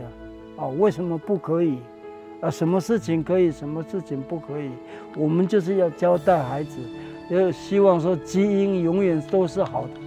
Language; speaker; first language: Chinese; non-native, local second language; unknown